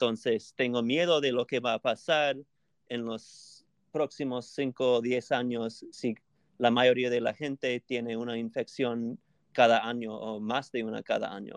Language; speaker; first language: Spanish; non-native, fluent; English